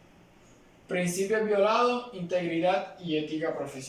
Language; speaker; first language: Spanish; native; Spanish